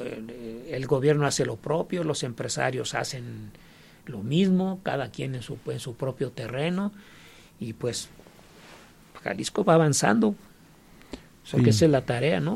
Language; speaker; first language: Spanish; native; Spanish